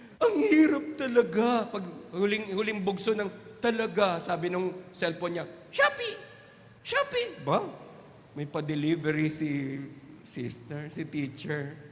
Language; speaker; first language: Filipino; non-native, local second language; Waray